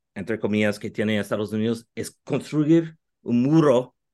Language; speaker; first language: Spanish; non-native, fluent; English